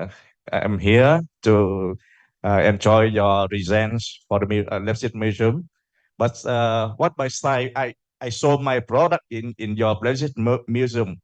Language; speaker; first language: English; non-native, learner; Vietnamese